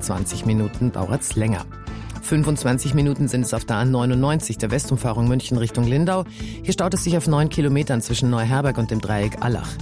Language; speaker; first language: German; native; German